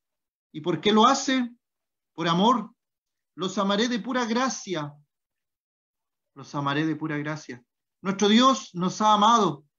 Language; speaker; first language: Spanish; native; Spanish